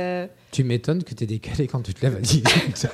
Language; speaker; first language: French; native; French